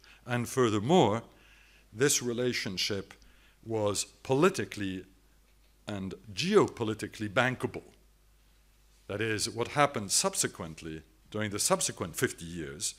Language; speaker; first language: English; non-native, fluent; French